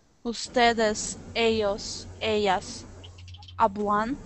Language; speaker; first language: Spanish; non-native, learner; Russian